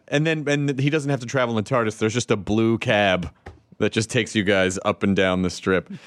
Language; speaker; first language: English; native; English